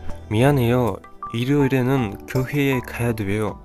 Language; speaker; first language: Korean; non-native, fluent; Kyrgyz